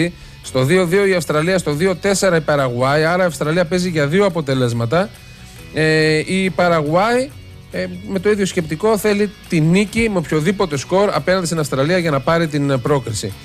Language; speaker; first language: Greek; native; Greek